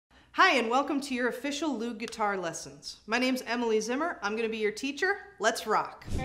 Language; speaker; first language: English; native; English